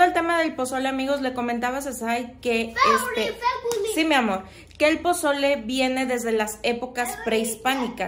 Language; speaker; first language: Spanish; native; Spanish